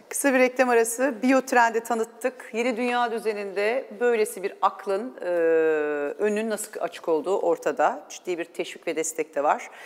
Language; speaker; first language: Turkish; native; Turkish